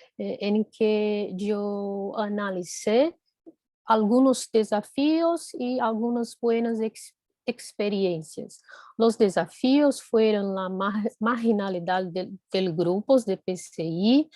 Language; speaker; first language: Spanish; non-native, fluent; Portuguese